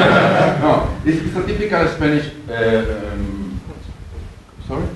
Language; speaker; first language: English; non-native, learner; Spanish